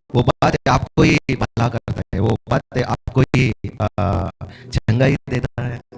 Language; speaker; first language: Hindi; non-native, local second language; Telugu